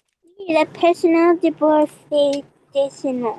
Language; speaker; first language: French; non-native, learner; English